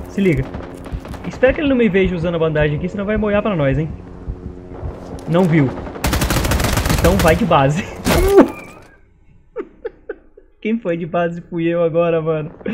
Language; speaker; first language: Portuguese; native; Portuguese